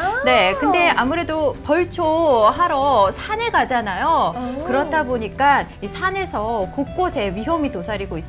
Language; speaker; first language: Korean; native; Korean